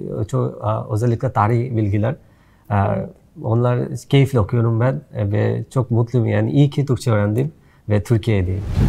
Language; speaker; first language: Turkish; non-native, fluent; Bangla